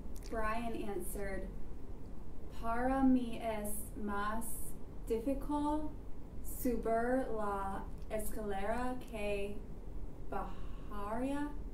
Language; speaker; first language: Spanish; non-native, fluent; English